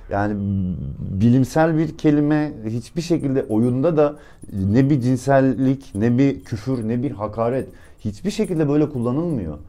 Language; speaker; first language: Turkish; native; Turkish